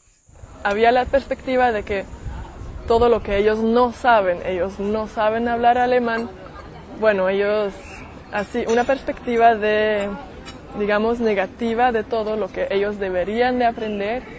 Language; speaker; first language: Spanish; non-native, fluent; German